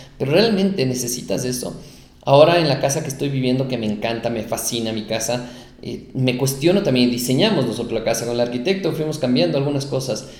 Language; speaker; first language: Spanish; native; Spanish